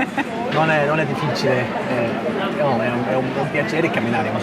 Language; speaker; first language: Italian; non-native, learner; English